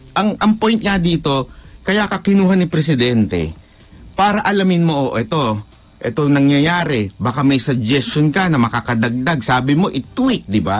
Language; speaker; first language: Filipino; native; Filipino